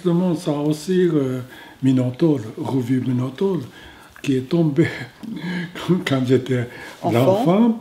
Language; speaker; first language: French; non-native, fluent; Japanese